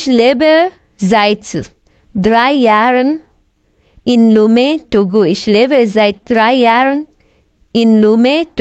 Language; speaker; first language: German; non-native, fluent; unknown